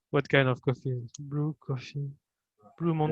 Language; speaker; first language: English; non-native, fluent; French